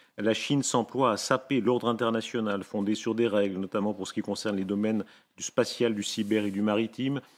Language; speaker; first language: French; native; French